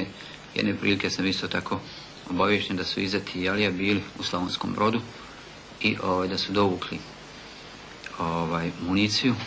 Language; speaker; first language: Bosnian; native; Bosnian